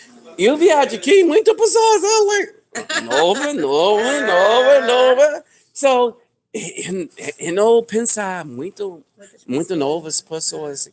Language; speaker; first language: Portuguese; non-native, learner; English